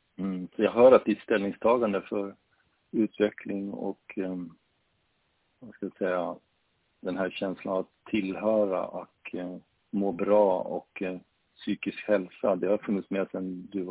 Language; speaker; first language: Swedish; native; Swedish